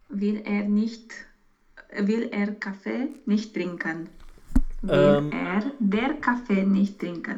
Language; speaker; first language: German; non-native, learner; Romanian